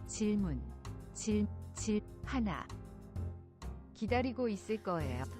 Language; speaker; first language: Korean; non-native, learner; English